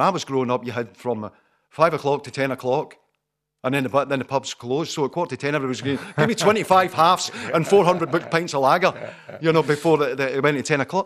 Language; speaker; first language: English; native; English